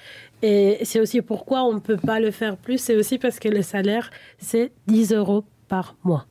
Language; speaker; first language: French; non-native, fluent; Spanish